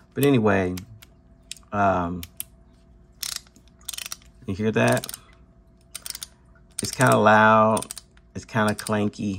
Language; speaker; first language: English; native; English